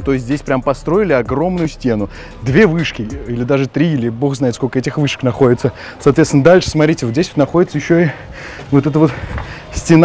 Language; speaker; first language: Russian; native; Russian